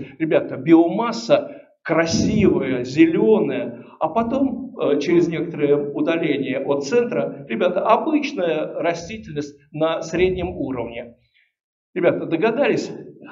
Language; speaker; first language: Russian; native; Russian